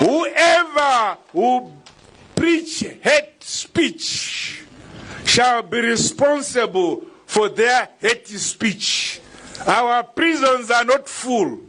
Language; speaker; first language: English; non-native, local second language; Shona